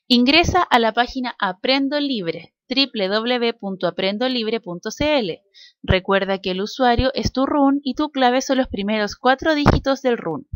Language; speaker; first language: Spanish; native; Spanish